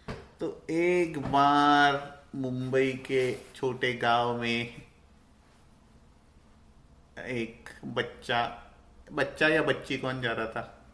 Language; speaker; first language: Hindi; native; Hindi